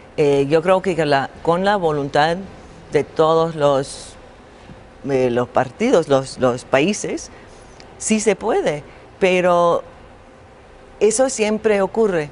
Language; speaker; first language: Spanish; non-native, fluent; English